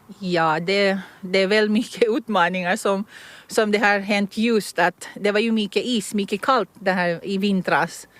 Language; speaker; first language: Swedish; non-native, fluent; Filipino